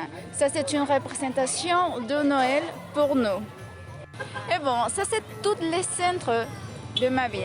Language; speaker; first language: French; non-native, fluent; Spanish